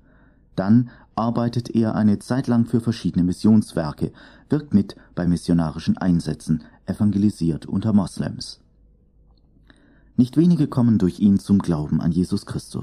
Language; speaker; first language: German; native; German